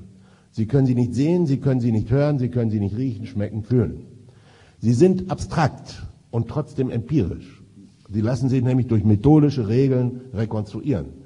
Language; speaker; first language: German; native; German